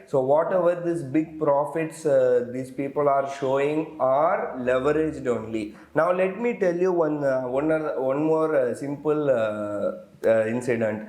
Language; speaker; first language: English; non-native, local second language; Tamil